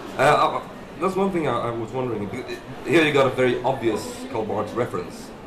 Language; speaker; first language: English; non-native, fluent; Swedish